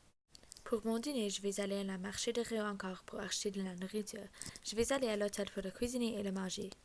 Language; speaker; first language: French; non-native, learner; English